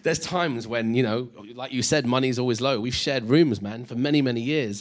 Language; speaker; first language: English; native; English